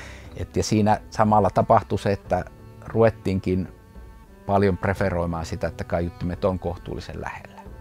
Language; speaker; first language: Finnish; native; Finnish